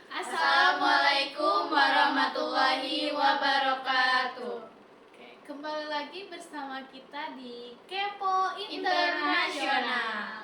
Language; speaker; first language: Indonesian; native; Indonesian